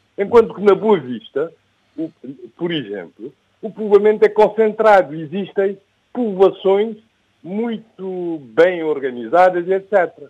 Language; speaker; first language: Portuguese; non-native, local second language; Kabuverdianu